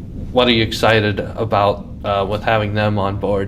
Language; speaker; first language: English; native; English